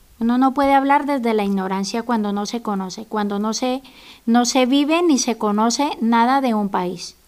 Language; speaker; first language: Spanish; native; Spanish